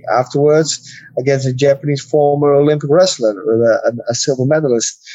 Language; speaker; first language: English; non-native, fluent; Dutch